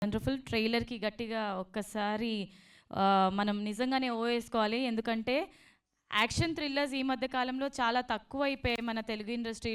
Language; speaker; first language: Telugu; native; Telugu